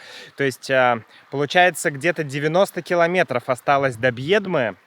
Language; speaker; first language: Russian; native; Russian